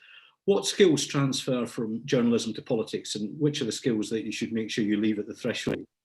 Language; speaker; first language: English; native; English